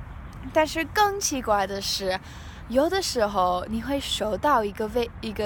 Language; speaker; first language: Chinese; non-native, learner; English